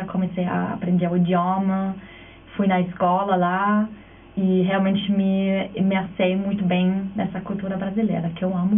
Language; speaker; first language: Portuguese; non-native, fluent; German